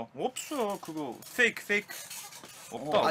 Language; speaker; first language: Korean; non-native, learner; Croatian